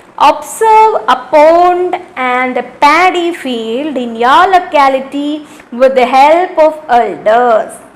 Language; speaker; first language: English; non-native, local second language; Malayalam